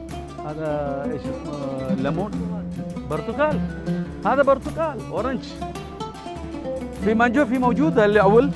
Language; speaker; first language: Arabic; non-native, learner; Malayalam